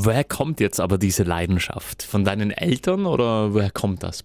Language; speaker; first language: German; native; German